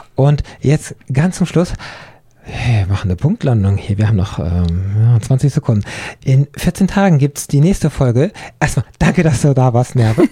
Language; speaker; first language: German; native; German